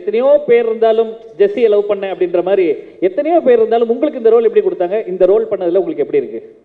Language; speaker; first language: Tamil; native; Tamil